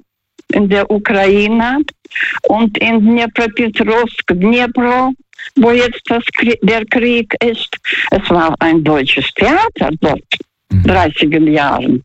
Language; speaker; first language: German; non-native, fluent; Russian